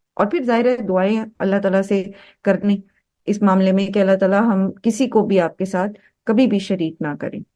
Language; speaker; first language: Urdu; native; Urdu